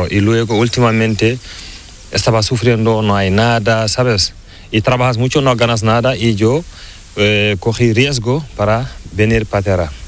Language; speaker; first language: Spanish; non-native, learner; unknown